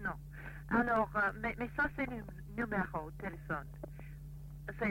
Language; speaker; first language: French; non-native, fluent; English